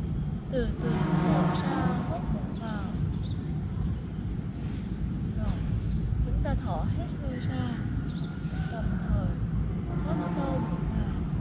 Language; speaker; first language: Vietnamese; native; Vietnamese